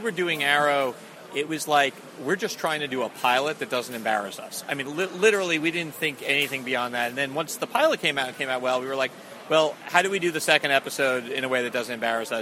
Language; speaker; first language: English; native; English